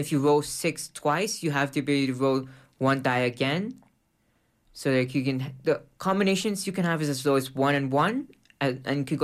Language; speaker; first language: English; non-native, local second language; Urdu